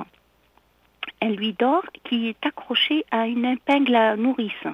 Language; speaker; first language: French; non-native, local second language; Arabic